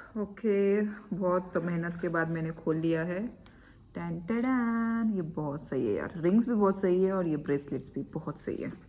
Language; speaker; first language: Hindi; non-native, local second language; Kannada